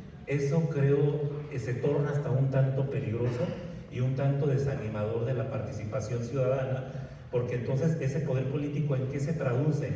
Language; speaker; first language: Spanish; native; Spanish